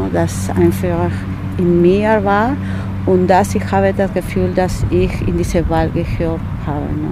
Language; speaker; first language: German; non-native, fluent; Spanish